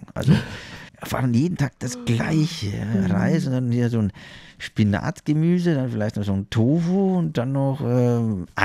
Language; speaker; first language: German; native; German